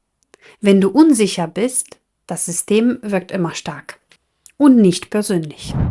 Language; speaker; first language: German; non-native, fluent; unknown